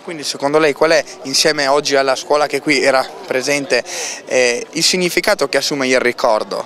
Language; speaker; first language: Italian; native; Italian